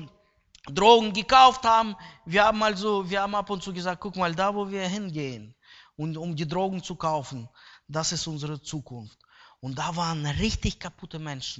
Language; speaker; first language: German; non-native, fluent; Russian